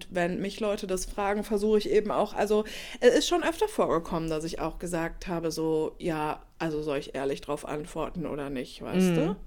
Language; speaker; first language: German; native; German